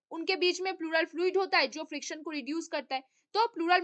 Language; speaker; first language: Hindi; native; Hindi